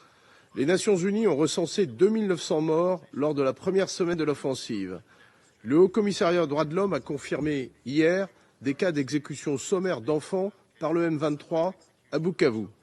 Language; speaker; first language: French; native; French